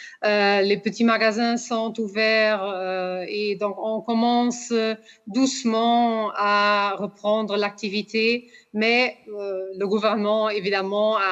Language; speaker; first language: French; non-native, fluent; Portuguese